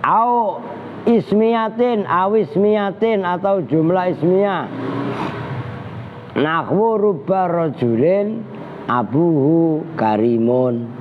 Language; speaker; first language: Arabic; non-native, fluent; Indonesian